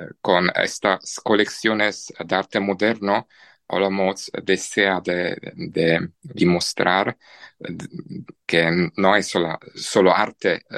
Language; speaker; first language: Spanish; non-native, fluent; Czech